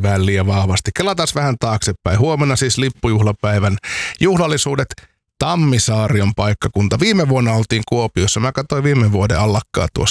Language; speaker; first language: Finnish; native; Finnish